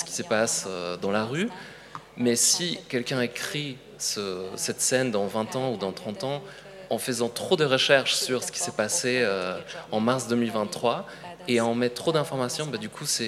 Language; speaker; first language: French; non-native, fluent; Polish